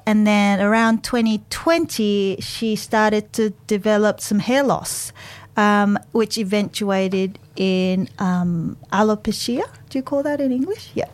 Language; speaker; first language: English; non-native, fluent; Japanese